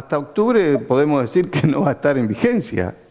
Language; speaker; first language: Spanish; native; Spanish